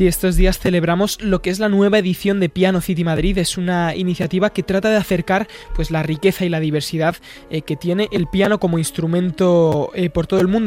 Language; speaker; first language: Spanish; native; Spanish